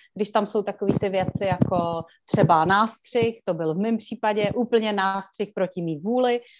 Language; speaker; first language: Czech; native; Czech